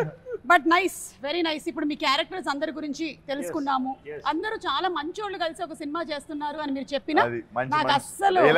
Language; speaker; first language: Telugu; native; Telugu